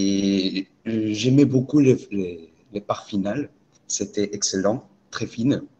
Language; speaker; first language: French; non-native, learner; Spanish